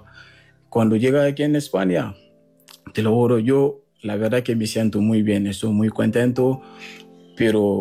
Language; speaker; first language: Spanish; non-native, fluent; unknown